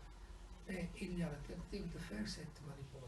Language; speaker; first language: French; non-native, fluent; Italian